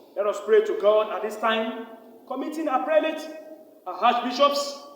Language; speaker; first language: English; non-native, local second language; Yoruba